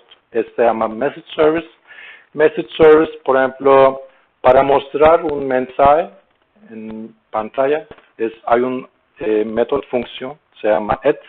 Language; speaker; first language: Spanish; non-native, learner; Turkish